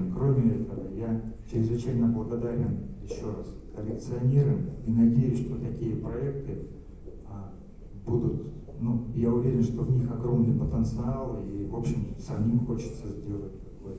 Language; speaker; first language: Russian; native; Russian